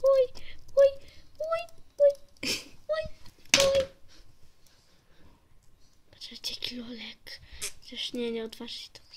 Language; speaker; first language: Polish; native; Polish